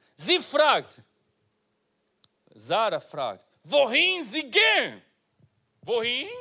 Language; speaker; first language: German; non-native, learner; Portuguese